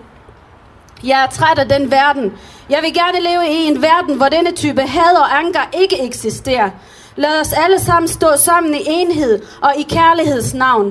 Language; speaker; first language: Danish; early bilingual, other home language; Arabic